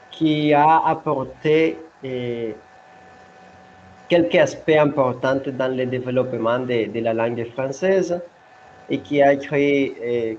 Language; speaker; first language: French; non-native, learner; Spanish